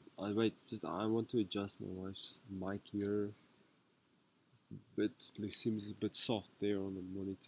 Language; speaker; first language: English; non-native, local second language; Afrikaans